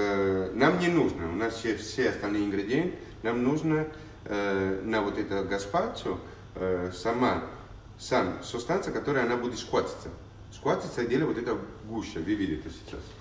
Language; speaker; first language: Russian; non-native, learner; Italian